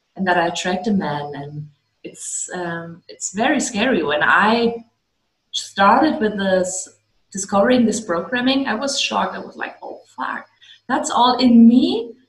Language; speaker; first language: English; non-native, fluent; German